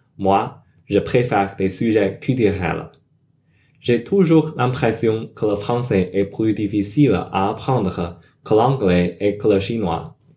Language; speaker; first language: French; non-native, learner; Chinese